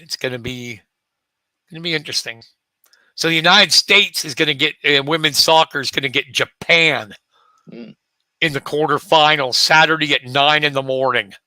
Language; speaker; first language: English; native; English